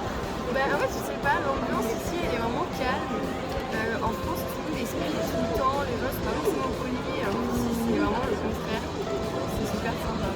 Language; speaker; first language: French; native; French